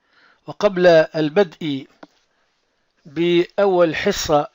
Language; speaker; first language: Arabic; non-native, fluent; French